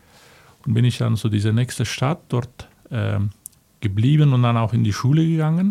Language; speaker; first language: German; non-native, fluent; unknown